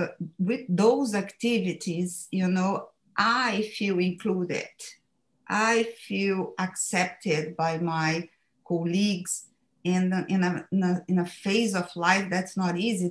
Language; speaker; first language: English; non-native, fluent; Portuguese